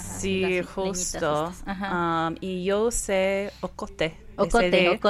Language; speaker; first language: Spanish; non-native, fluent; English